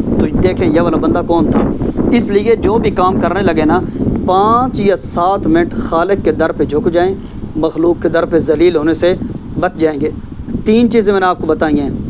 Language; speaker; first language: Urdu; non-native, local second language; Punjabi